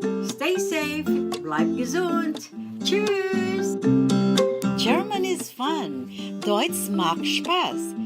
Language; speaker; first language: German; non-native, fluent; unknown